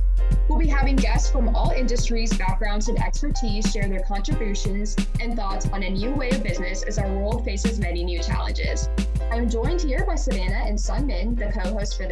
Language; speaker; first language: English; native; English